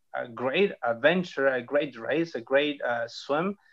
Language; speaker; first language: English; non-native, fluent; Spanish